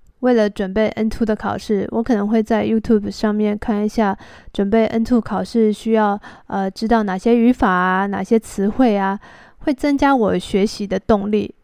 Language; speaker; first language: Chinese; native; Chinese